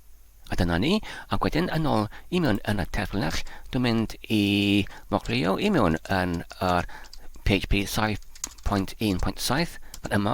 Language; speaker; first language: Welsh; non-native, learner; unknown